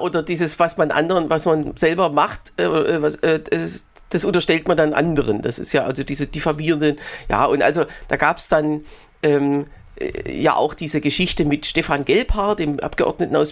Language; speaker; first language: German; native; German